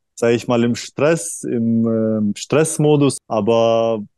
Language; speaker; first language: German; early bilingual, other home language; Russian